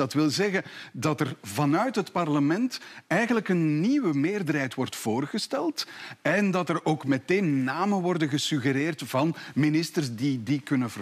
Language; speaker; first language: Dutch; native; Dutch